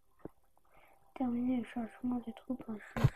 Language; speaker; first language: French; native; French